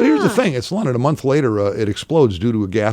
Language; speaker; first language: English; native; English